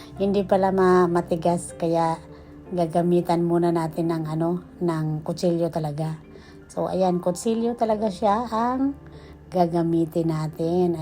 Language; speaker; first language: Filipino; non-native, local second language; Cebuano